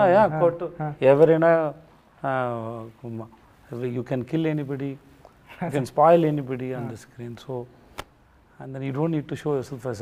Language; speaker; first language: Telugu; non-native, learner; Tamil